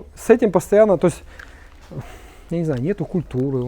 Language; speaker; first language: Russian; native; Russian